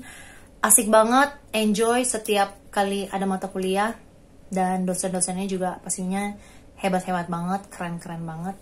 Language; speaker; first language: Indonesian; native; Indonesian